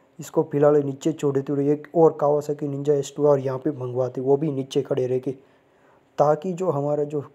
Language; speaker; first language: Hindi; non-native, local second language; Gujarati